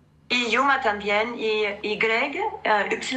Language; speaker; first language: Spanish; non-native, fluent; French